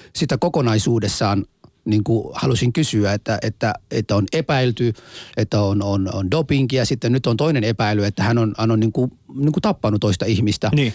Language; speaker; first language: Finnish; non-native, fluent; Somali